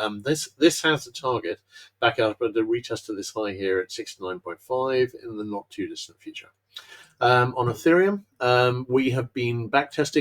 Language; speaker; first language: English; native; English